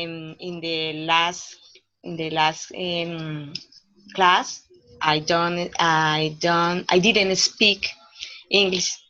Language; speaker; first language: English; non-native, learner; Spanish